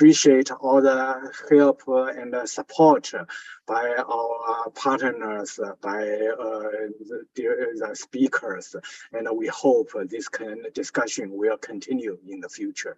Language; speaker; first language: English; non-native, fluent; Chinese